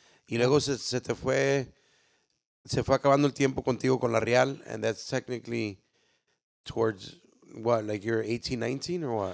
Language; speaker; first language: Spanish; early bilingual, heritage; Spanish